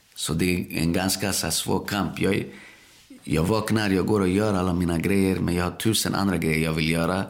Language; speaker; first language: Swedish; early bilingual, other home language; Spanish